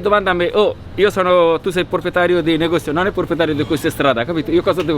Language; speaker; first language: Italian; non-native, learner; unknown